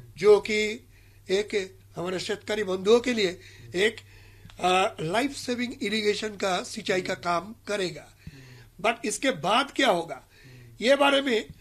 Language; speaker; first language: Hindi; non-native, local second language; Marathi